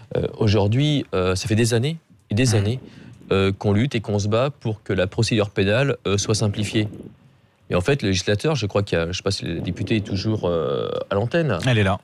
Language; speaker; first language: French; native; French